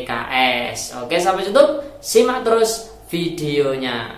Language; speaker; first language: Indonesian; native; Indonesian